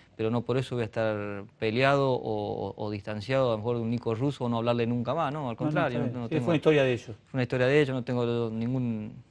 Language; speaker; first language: Spanish; native; Spanish